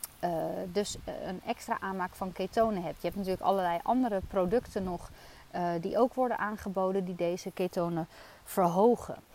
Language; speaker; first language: Dutch; native; Dutch